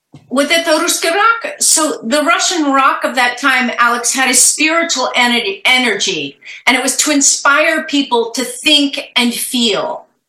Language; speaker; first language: English; native; English